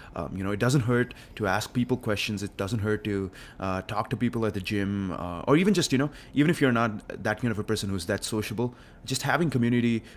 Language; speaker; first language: English; non-native, local second language; Telugu